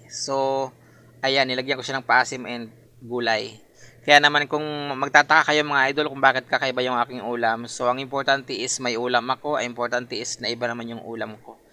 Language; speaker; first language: Filipino; non-native, local second language; Masbatenyo